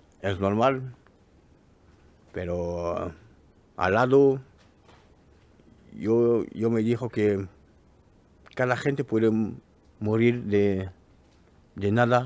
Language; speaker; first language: Spanish; non-native, learner; French